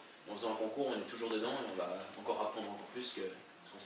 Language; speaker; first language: French; native; French